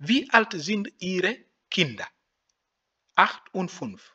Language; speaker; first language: German; non-native, fluent; French